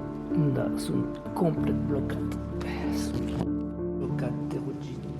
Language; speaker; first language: Romanian; non-native, learner; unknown